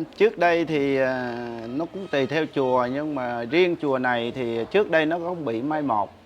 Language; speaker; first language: Vietnamese; non-native, local second language; Khmer